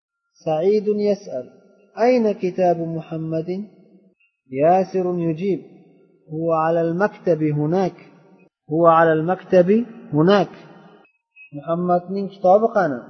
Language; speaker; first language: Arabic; non-native, fluent; Uzbek